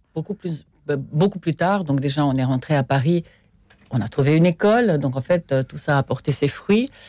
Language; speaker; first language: French; non-native, fluent; Russian